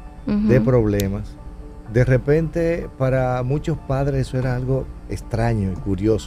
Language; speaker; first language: Spanish; native; Spanish